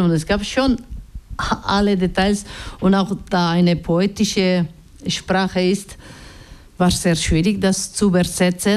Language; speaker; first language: German; non-native, learner; Basque